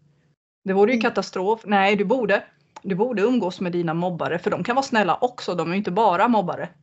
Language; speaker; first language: Swedish; native; Swedish